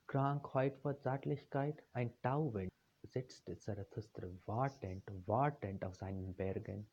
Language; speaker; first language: German; non-native, fluent; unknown